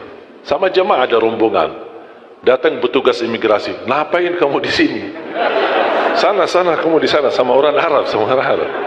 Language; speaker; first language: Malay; non-native, fluent; Arabic